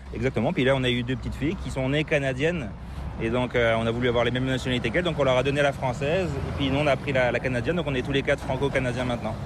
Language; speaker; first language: French; native; French